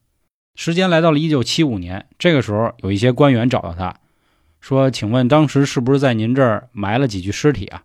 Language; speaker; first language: Chinese; native; Chinese